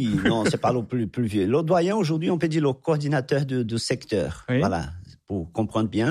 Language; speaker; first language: French; non-native, fluent; Portuguese